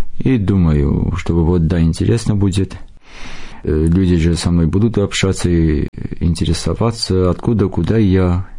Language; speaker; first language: Russian; non-native, local second language; Armenian